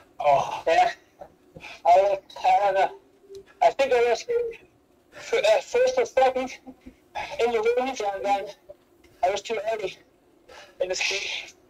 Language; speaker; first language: English; non-native, learner; German